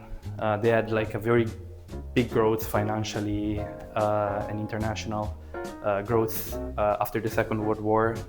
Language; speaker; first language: English; early bilingual, other home language; Italian